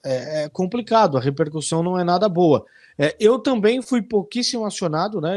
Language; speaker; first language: Portuguese; native; Portuguese